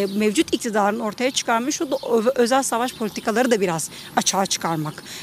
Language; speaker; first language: Turkish; native; Turkish